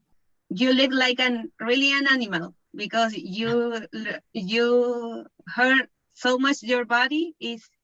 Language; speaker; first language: English; non-native, learner; Spanish